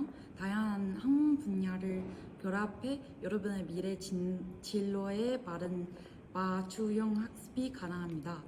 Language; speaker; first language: Korean; non-native, fluent; Chinese